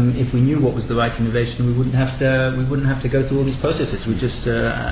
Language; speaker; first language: English; native; English